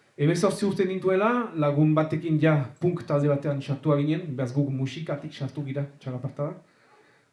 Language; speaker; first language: Basque; native; Basque